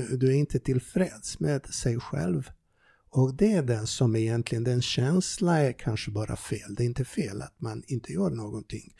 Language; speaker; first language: Swedish; non-native, fluent; Serbian